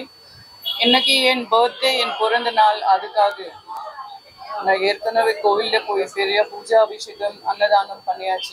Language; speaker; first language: Tamil; non-native, fluent; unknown